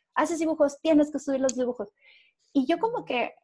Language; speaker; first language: Spanish; native; Spanish